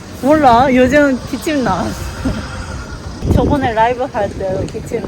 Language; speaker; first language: Korean; non-native, fluent; Japanese